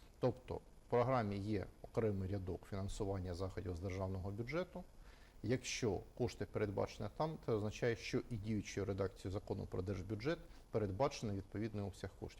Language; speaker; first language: Ukrainian; native; Ukrainian